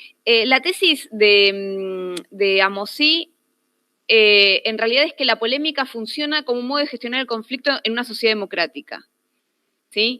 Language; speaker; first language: Spanish; native; Spanish